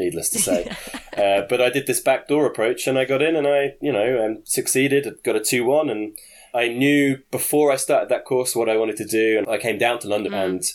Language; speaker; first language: English; native; English